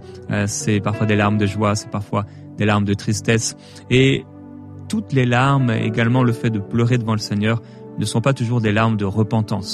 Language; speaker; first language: French; native; French